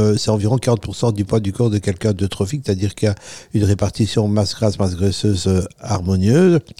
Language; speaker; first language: French; non-native, fluent; Italian